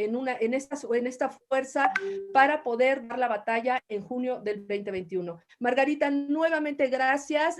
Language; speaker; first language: Spanish; native; Spanish